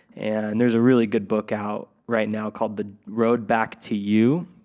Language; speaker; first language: English; native; English